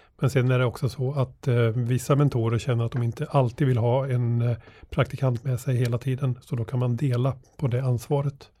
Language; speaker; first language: Swedish; native; Swedish